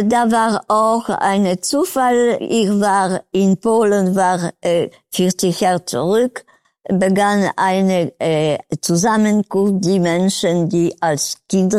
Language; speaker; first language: German; non-native, learner; Polish